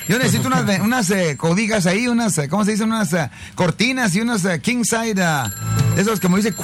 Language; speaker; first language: Spanish; native; Spanish